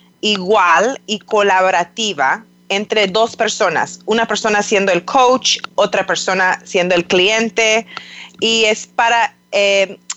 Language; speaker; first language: Spanish; non-native, fluent; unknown